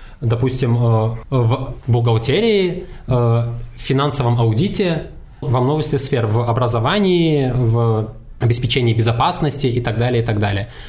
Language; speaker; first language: Russian; non-native, local second language; Tajik